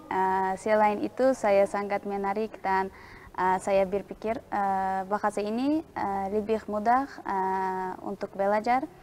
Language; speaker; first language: Indonesian; non-native, learner; Uzbek